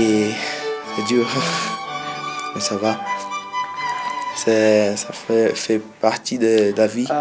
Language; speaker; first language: French; non-native, fluent; Portuguese